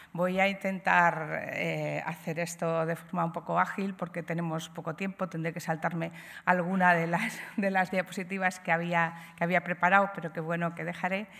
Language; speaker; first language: Spanish; native; Spanish